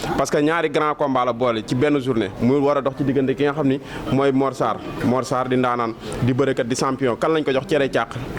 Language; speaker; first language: Wolof; native; Wolof